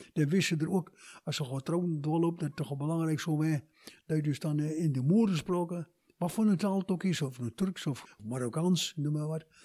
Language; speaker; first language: Dutch; native; Dutch